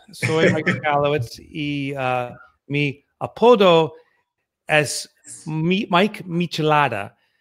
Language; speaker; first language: Spanish; non-native, learner; English